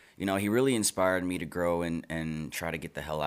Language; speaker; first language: English; native; English